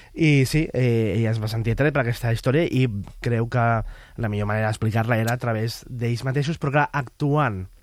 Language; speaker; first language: Catalan; native; Catalan